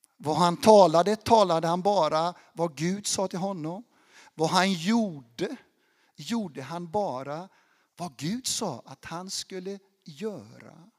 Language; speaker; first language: Swedish; non-native, fluent; Portuguese